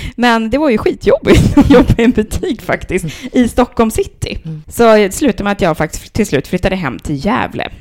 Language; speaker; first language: Swedish; native; Swedish